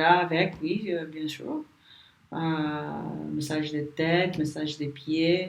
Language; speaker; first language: French; non-native, learner; English